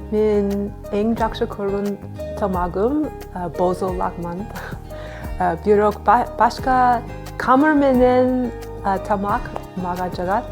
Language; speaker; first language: Kyrgyz; non-native, learner; English